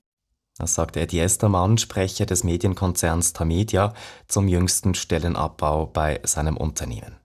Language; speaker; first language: German; native; German